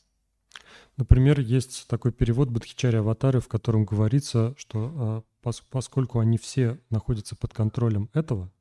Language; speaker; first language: Russian; native; Russian